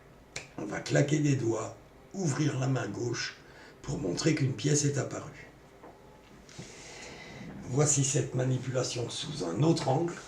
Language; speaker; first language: French; native; French